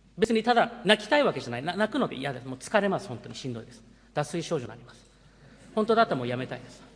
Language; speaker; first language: Japanese; early bilingual, heritage; Japanese